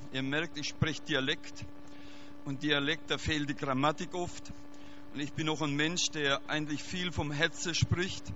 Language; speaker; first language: German; native; German